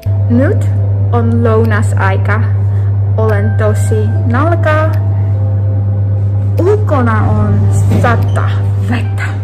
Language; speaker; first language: Finnish; non-native, learner; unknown